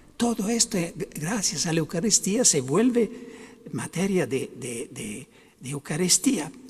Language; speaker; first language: Spanish; non-native, fluent; Italian